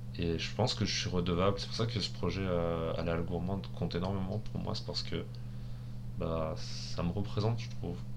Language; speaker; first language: French; early bilingual, other home language; Spanish